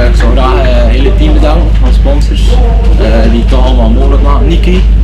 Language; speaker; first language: Dutch; native; Dutch